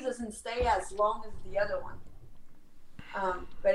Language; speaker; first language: English; non-native, fluent; French